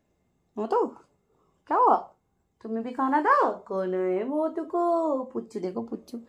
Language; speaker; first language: Hindi; native; Hindi